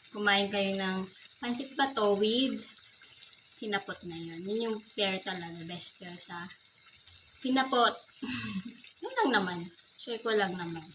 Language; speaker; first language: Filipino; non-native, local second language; Bikol